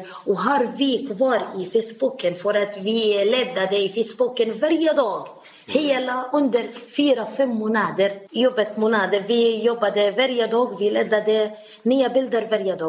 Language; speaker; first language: Swedish; non-native, learner; Arabic